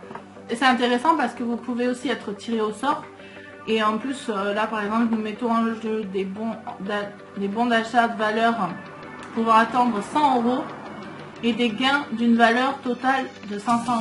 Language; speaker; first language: French; native; French